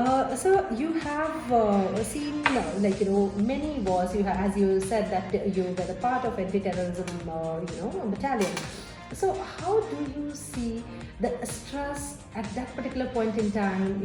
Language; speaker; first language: English; non-native, local second language; Hindi